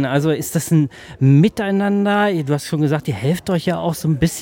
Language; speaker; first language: German; native; German